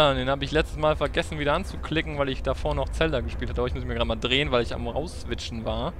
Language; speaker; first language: German; native; German